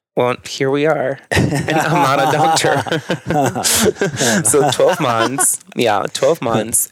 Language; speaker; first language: English; early bilingual, other home language; Spanish